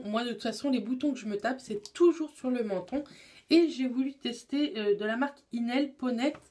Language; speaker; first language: French; native; French